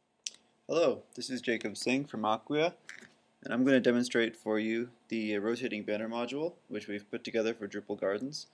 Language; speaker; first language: English; native; English